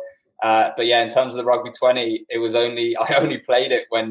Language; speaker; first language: English; native; English